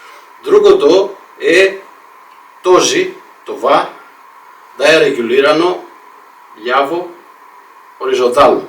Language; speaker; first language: Bulgarian; non-native, fluent; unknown